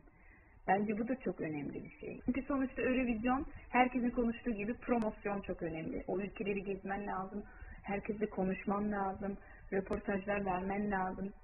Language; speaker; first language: Turkish; early bilingual, heritage; Turkish